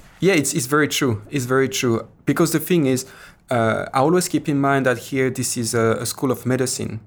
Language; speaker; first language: English; non-native, fluent; French